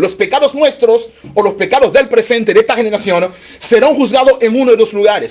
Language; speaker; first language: Spanish; native; Spanish